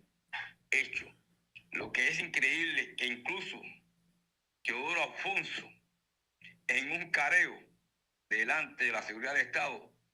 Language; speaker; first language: Spanish; native; Spanish